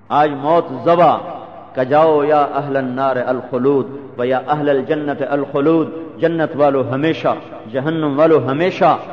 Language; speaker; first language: Urdu; non-native, local second language; Punjabi